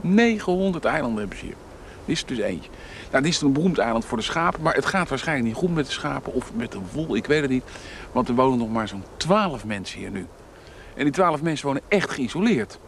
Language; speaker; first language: Dutch; native; Dutch